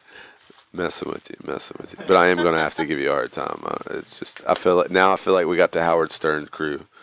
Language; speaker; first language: English; native; English